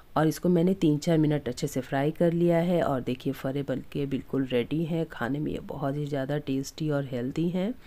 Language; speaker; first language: Hindi; native; Hindi